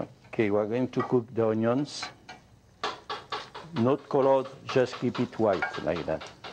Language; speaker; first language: English; non-native, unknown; French